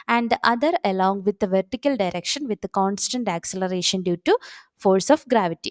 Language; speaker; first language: English; non-native, local second language; Malayalam